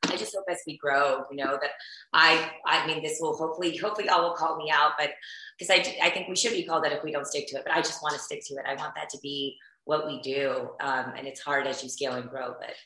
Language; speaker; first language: English; early bilingual, other home language; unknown